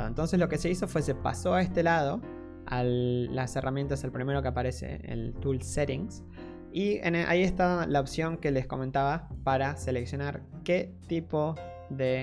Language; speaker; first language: Spanish; native; Spanish